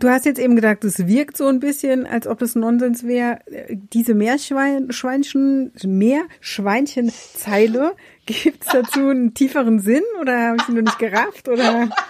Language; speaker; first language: German; native; German